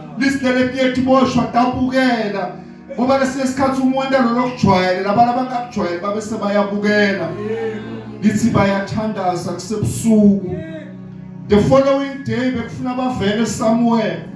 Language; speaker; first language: Zulu; non-native, local second language; Swati